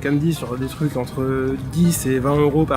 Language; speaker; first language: French; native; French